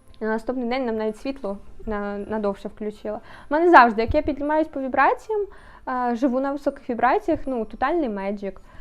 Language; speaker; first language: Ukrainian; non-native, local second language; Russian